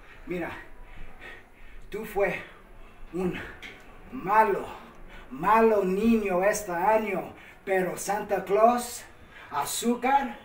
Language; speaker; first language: Spanish; non-native, fluent; English